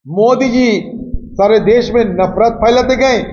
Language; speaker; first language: Hindi; non-native, local second language; Bangla